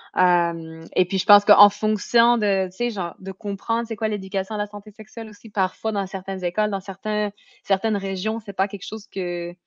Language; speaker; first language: French; native; French